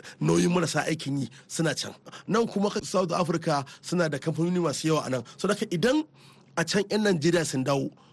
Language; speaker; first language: Hausa; native; Hausa